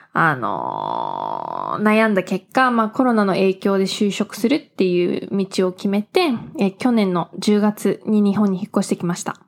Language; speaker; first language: Japanese; early bilingual, heritage; English